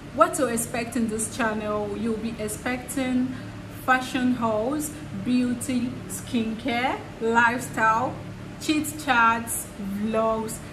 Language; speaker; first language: English; non-native, local second language; Igbo